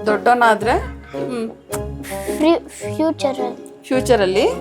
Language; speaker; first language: Kannada; native; Kannada